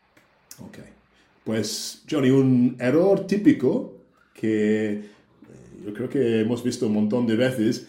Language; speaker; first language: Spanish; non-native, fluent; English